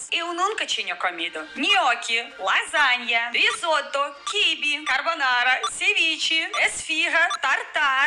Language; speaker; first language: Portuguese; non-native, fluent; Russian